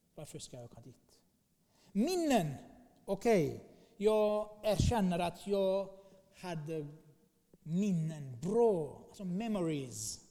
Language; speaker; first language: Swedish; non-native, fluent; Arabic